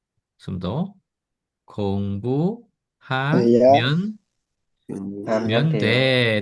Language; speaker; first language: Korean; non-native, fluent; Khmer